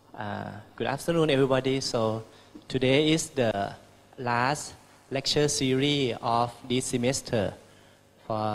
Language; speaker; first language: English; non-native, learner; Thai